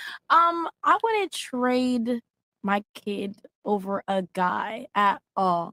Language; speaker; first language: English; non-native, learner; Spanish